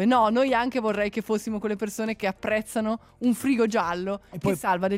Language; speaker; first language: Italian; native; Italian